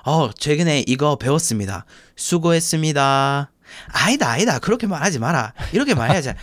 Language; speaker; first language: Korean; non-native, fluent; English